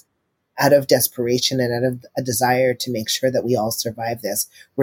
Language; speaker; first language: English; native; English